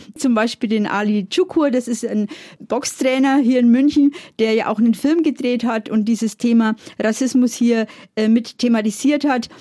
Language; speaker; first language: German; native; German